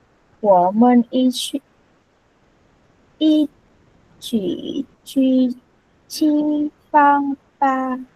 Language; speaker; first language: Chinese; non-native, learner; Vietnamese